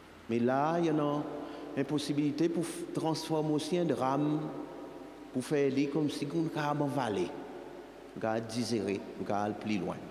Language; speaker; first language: French; non-native, local second language; Seselwa Creole French